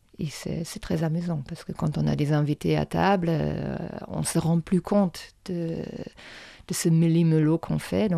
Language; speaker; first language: French; non-native, fluent; German